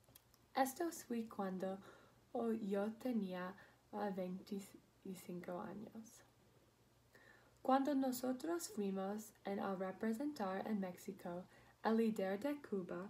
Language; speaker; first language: Spanish; non-native, learner; English